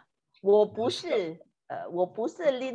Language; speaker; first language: Chinese; non-native, fluent; Indonesian